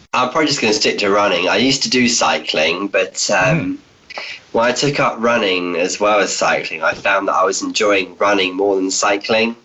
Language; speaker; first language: English; native; English